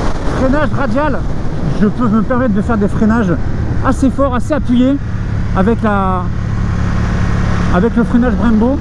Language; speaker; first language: French; native; French